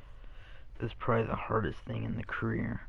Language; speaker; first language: English; native; English